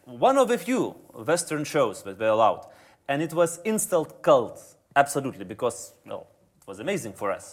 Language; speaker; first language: English; non-native, fluent; Lithuanian